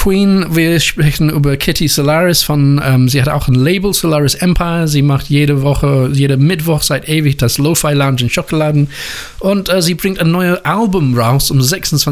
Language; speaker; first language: German; non-native, learner; English